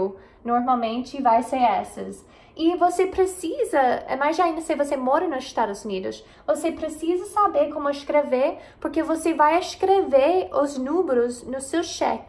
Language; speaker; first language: Portuguese; non-native, fluent; English